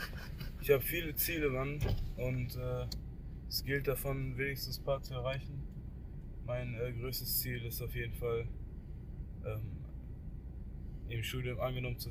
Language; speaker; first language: German; native; German